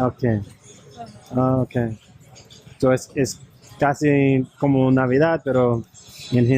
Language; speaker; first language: Spanish; non-native, learner; English